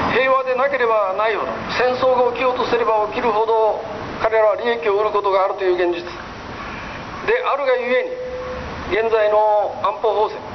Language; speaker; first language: Japanese; native; Japanese